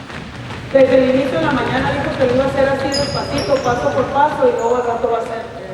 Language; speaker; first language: Spanish; native; Spanish